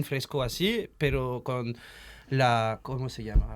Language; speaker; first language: Spanish; non-native, learner; French